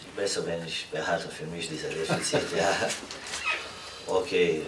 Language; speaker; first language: German; non-native, fluent; Romanian